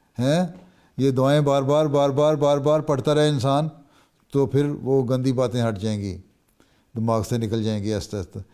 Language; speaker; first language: Urdu; native; Urdu